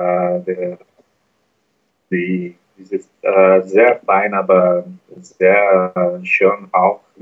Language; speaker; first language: German; non-native, learner; Portuguese